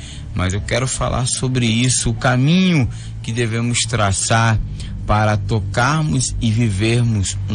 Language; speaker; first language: Portuguese; native; Portuguese